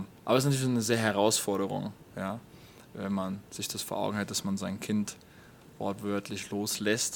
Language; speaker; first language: German; native; German